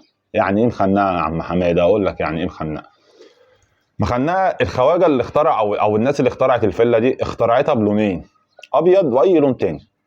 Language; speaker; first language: Arabic; native; Arabic